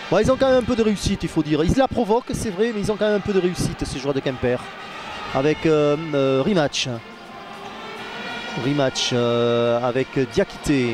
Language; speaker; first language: French; native; French